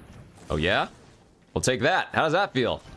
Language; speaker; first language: English; native; English